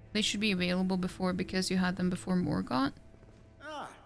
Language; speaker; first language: English; non-native, fluent; Norwegian